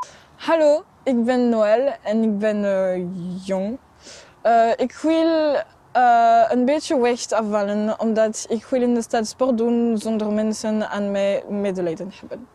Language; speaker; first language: Dutch; non-native, learner; French